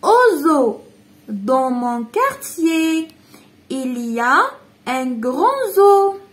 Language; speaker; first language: French; non-native, local second language; Arabic